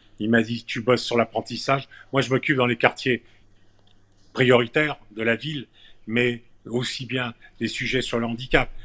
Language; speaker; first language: French; native; French